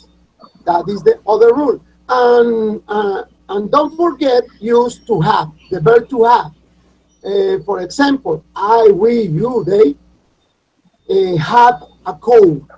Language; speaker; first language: English; non-native, learner; Spanish